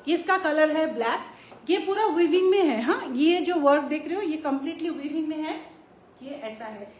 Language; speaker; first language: Hindi; non-native, local second language; Bangla